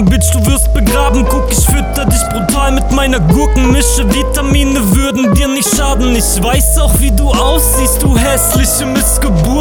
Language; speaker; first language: German; native; German